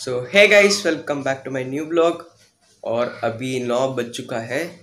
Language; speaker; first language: Hindi; non-native, local second language; Tamil